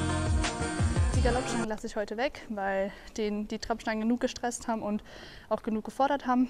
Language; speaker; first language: German; native; German